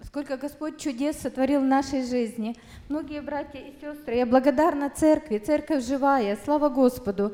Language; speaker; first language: Russian; native; Russian